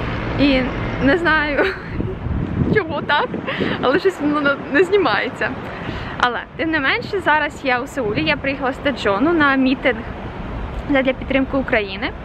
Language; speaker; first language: Ukrainian; native; Ukrainian